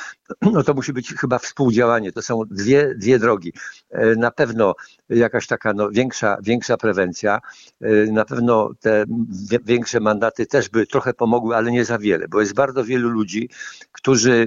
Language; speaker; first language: Polish; native; Polish